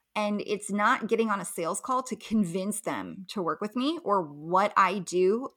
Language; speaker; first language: English; native; English